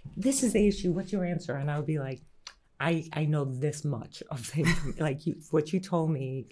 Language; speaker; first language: English; early bilingual, other home language; Greek